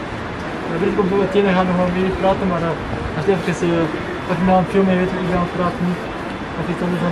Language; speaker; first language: Dutch; non-native, local second language; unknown